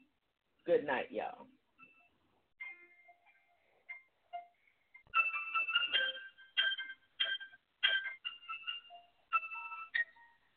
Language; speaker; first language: English; native; English